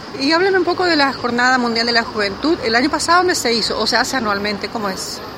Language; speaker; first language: Spanish; native; Spanish